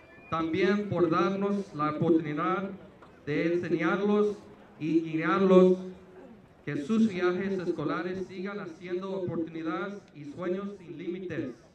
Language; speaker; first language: Spanish; early bilingual, heritage; Spanish